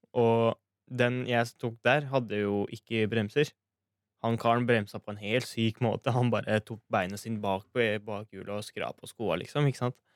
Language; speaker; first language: Norwegian; early bilingual, other home language; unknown